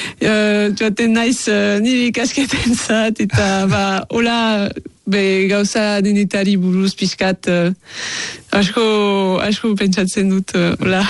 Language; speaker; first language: Basque; non-native, local second language; French